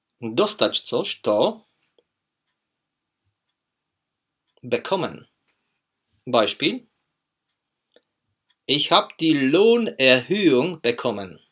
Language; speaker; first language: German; non-native, fluent; Polish